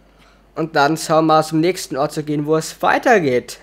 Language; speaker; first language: German; native; German